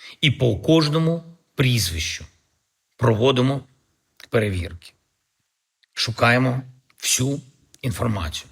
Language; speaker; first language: Ukrainian; native; Ukrainian